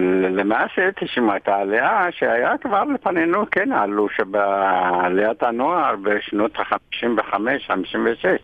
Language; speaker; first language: Hebrew; non-native, fluent; Amharic